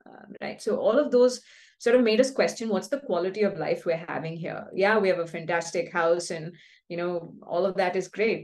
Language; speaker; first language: English; non-native, local second language; Kannada